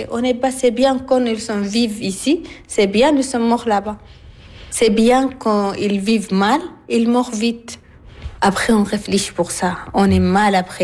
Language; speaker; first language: French; non-native, learner; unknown